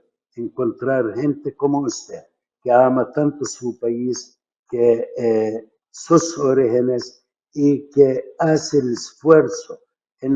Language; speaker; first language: Spanish; non-native, fluent; Arabic